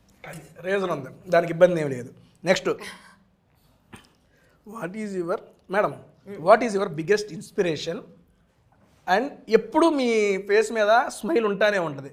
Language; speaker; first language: Telugu; native; Telugu